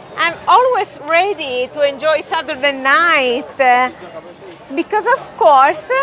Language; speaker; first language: English; non-native, fluent; Italian